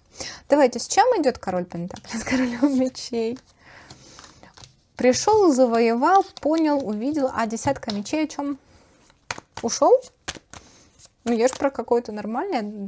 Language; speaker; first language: Russian; native; Russian